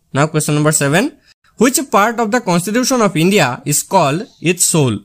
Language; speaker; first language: English; non-native, local second language; Assamese